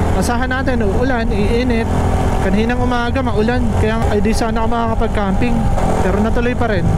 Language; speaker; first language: Filipino; non-native, local second language; Bikol